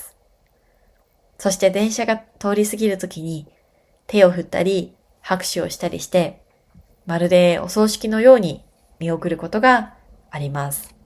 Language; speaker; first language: Japanese; native; Japanese